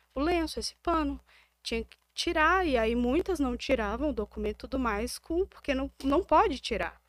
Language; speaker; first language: Portuguese; native; Portuguese